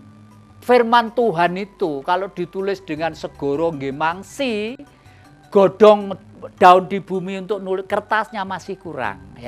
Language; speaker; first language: Indonesian; native; Indonesian